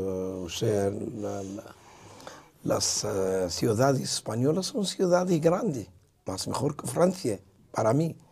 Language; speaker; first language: Spanish; non-native, learner; Arabic